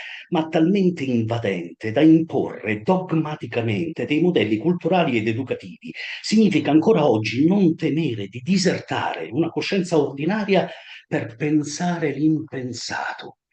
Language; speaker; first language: Italian; native; Italian